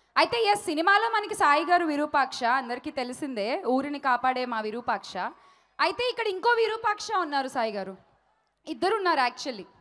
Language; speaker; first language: Telugu; native; Telugu